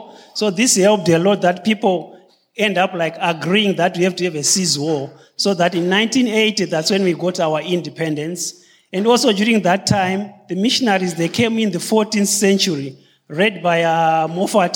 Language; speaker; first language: English; non-native, local second language; Shona